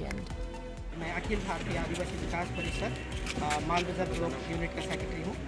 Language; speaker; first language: Hindi; non-native, local second language; Sadri